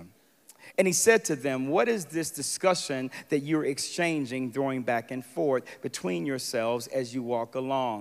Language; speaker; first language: English; native; English